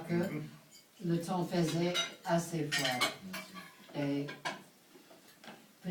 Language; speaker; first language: French; non-native, fluent; English